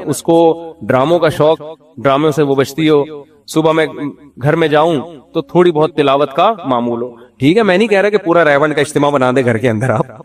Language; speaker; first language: Urdu; native; Urdu